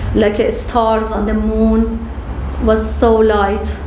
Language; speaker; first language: English; non-native, learner; Persian